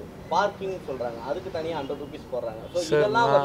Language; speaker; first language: Tamil; native; Tamil